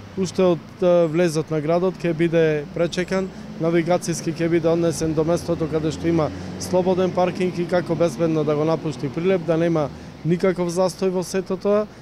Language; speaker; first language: Macedonian; native; Macedonian